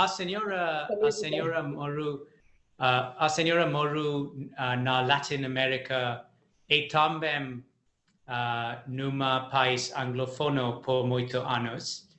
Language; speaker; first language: Portuguese; non-native, learner; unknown